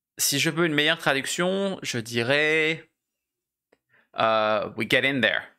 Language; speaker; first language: French; native; French